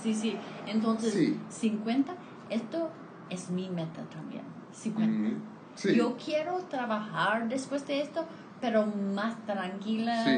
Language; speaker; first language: Spanish; non-native, fluent; English